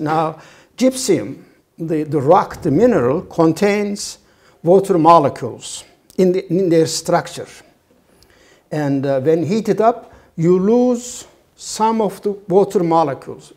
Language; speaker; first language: English; non-native, fluent; Turkish